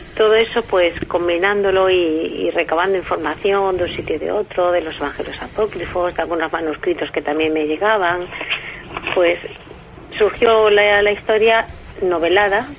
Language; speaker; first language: Spanish; native; Spanish